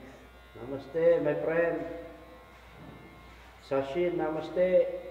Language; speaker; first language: English; non-native, local second language; Filipino